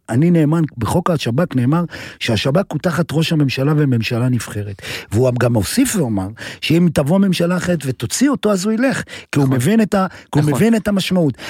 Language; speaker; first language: Hebrew; native; Hebrew